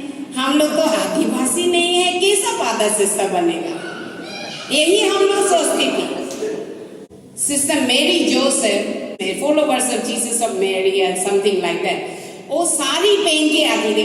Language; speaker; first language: Hindi; non-native, local second language; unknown